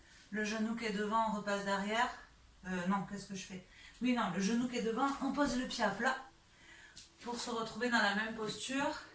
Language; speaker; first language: French; native; French